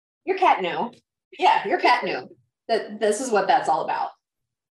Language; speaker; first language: English; native; English